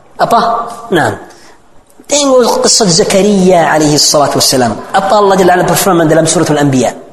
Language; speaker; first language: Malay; non-native, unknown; Arabic